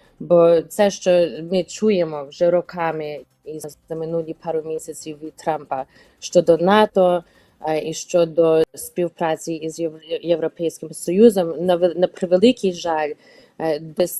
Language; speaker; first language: Ukrainian; early bilingual, heritage; Ukrainian